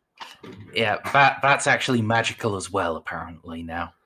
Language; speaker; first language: English; native; English